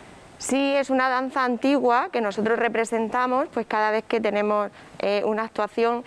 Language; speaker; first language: Spanish; native; Spanish